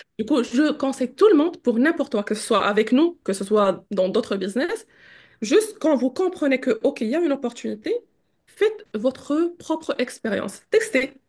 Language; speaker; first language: French; non-native, local second language; Arabic